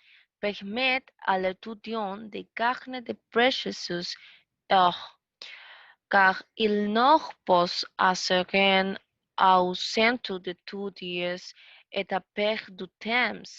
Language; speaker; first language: French; non-native, learner; Spanish